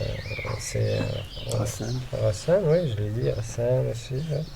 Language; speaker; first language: French; non-native, local second language; Arabic